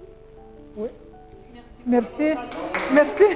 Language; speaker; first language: French; non-native, learner; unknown